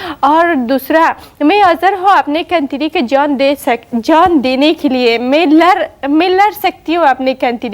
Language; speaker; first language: Hindi; non-native, learner; Persian